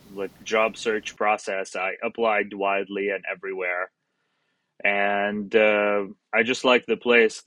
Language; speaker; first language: English; non-native, fluent; Arabic